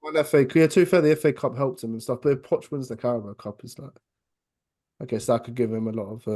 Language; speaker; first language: English; native; English